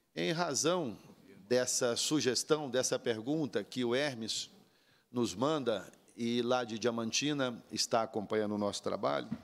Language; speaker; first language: Portuguese; native; Portuguese